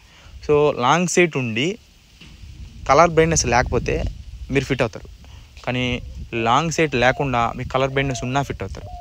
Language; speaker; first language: Telugu; native; Telugu